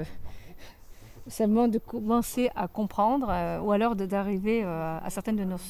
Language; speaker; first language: French; native; French